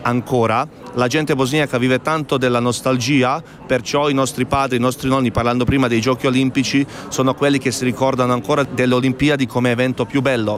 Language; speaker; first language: Italian; non-native, fluent; Bosnian